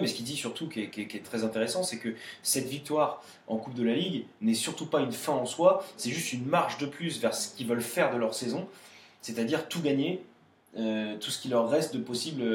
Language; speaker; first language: French; native; French